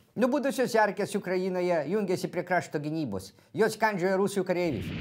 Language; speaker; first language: Lithuanian; native; Lithuanian